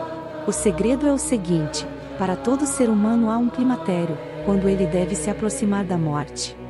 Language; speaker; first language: Portuguese; native; Portuguese